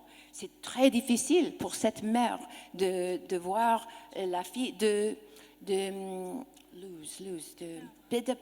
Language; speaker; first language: French; non-native, learner; English